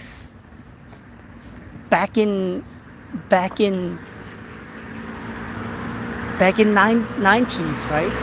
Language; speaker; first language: English; non-native, fluent; Korean